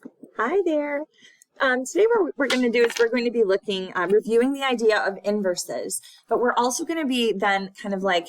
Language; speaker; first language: English; native; English